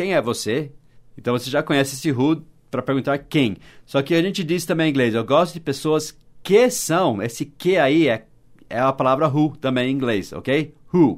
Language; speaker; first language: Portuguese; non-native, fluent; English